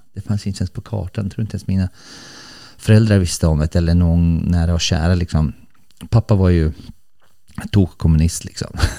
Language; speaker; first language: Swedish; early bilingual, other home language; Bosnian